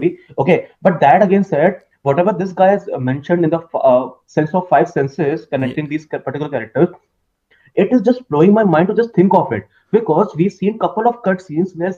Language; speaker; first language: English; non-native, local second language; Hindi